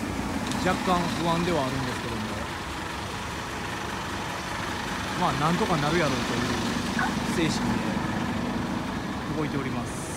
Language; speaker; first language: Japanese; native; Japanese